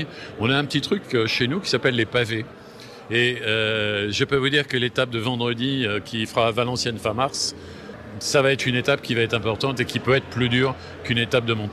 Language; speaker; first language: French; native; French